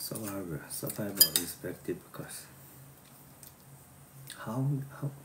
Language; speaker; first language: English; non-native, learner; Korean